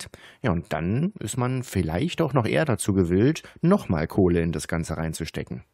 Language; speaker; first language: German; native; German